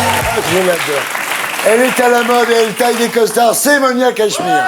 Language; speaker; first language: French; native; French